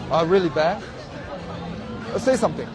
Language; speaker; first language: English; non-native, fluent; Korean